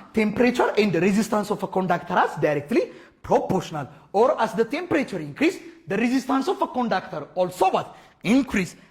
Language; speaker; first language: English; non-native, local second language; Amharic